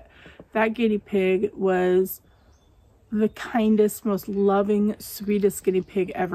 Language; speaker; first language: English; native; English